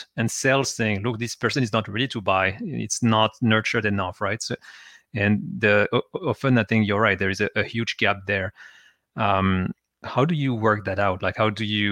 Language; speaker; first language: English; non-native, fluent; French